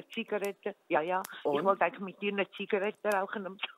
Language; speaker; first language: German; native; German